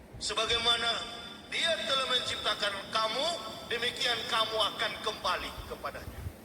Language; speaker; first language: Indonesian; native; Indonesian